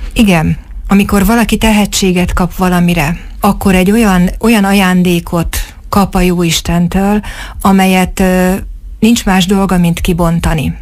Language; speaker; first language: Hungarian; native; Hungarian